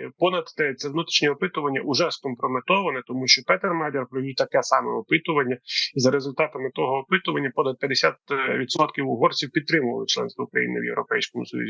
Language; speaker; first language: Ukrainian; native; Ukrainian